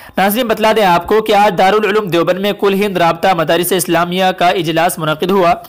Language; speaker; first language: Urdu; native; Urdu